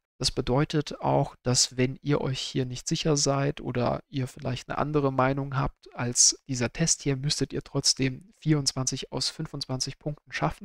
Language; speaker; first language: German; native; German